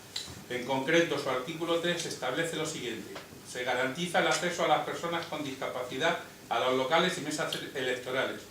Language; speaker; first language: Spanish; native; Spanish